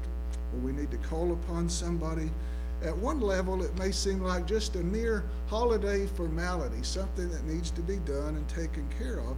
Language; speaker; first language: English; native; English